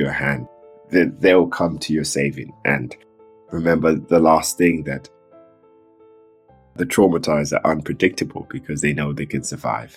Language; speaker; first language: English; early bilingual, other home language; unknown